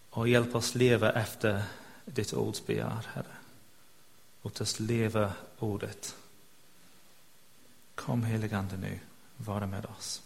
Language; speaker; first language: Swedish; non-native, fluent; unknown